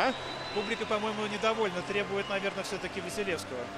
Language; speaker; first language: Russian; native; Russian